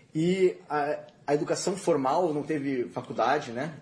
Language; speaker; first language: Portuguese; native; Portuguese